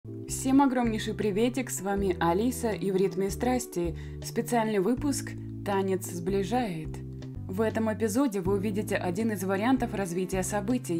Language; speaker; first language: Russian; native; Russian